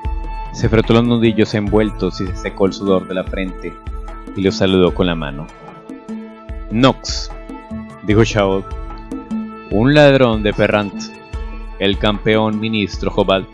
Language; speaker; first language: Spanish; native; Spanish